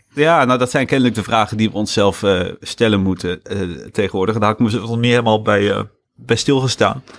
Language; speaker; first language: Dutch; native; Dutch